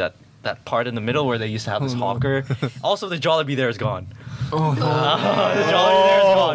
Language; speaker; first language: English; non-native, local second language; Filipino